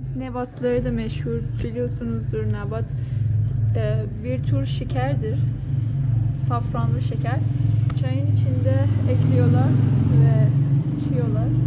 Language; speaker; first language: Turkish; non-native, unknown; Persian